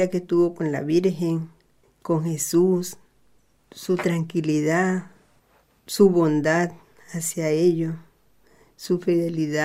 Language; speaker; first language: Spanish; native; Spanish